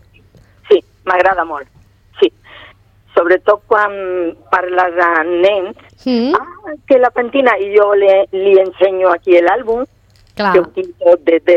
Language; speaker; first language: Catalan; non-native, local second language; Spanish